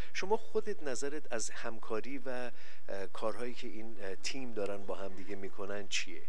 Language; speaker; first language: Persian; native; Persian